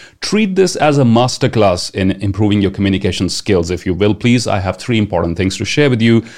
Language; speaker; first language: English; non-native, local second language; Punjabi